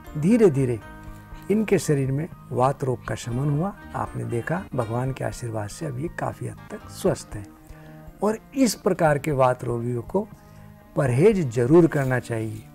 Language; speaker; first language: Hindi; native; Hindi